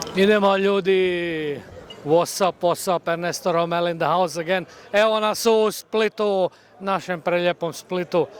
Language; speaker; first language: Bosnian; early bilingual, heritage; Croatian